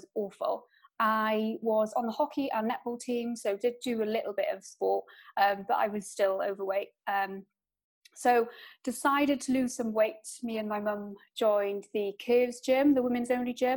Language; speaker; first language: English; native; English